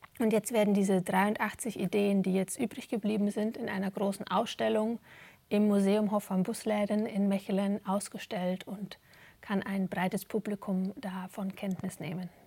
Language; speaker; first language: German; native; German